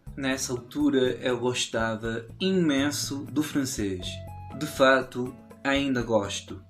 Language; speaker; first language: Portuguese; non-native, fluent; Spanish